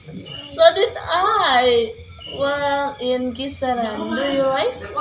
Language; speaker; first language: English; non-native, learner; Indonesian